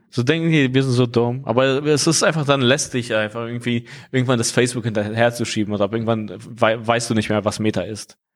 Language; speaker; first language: German; non-native, fluent; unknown